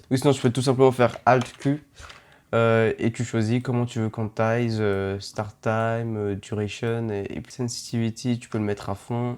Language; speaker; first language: French; native; French